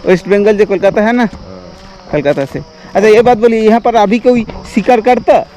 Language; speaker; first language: Hindi; non-native, local second language; Bangla